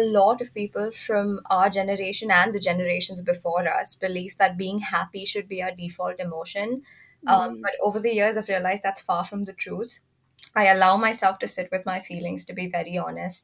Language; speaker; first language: English; non-native, local second language; Hindi